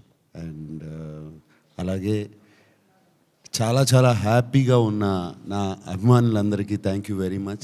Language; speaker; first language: Telugu; native; Telugu